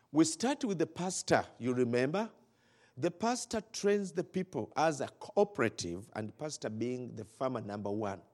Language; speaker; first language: English; non-native, local second language; Ganda